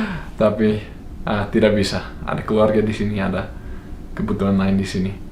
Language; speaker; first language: Indonesian; non-native, fluent; English